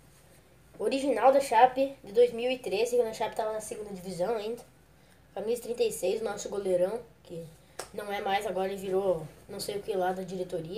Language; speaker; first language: Portuguese; native; Portuguese